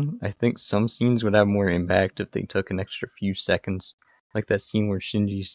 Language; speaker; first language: English; native; English